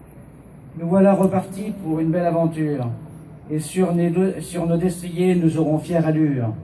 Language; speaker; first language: French; native; French